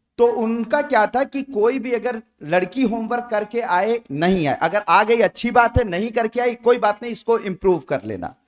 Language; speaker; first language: Hindi; native; Hindi